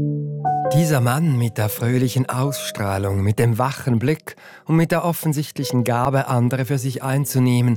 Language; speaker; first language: German; native; German